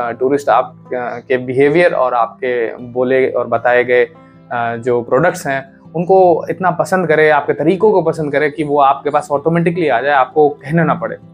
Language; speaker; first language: Hindi; native; Hindi